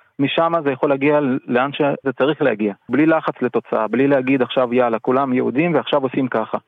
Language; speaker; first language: Hebrew; early bilingual, other home language; Russian